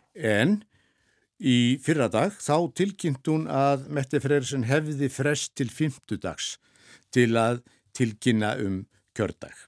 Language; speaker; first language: Icelandic; native; Icelandic